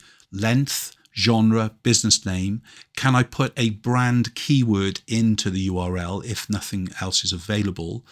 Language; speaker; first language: English; native; English